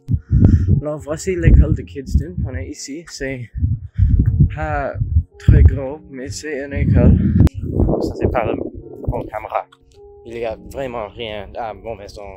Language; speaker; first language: French; non-native, local second language; English